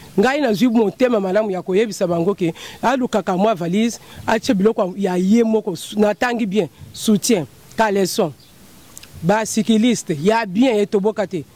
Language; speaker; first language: Lingala; non-native, local second language; Luba-Lulua